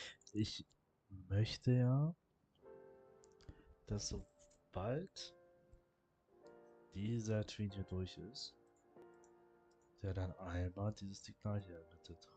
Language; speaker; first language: German; native; German